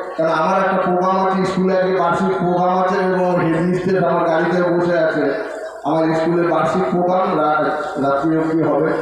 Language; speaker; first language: Bangla; native; Bangla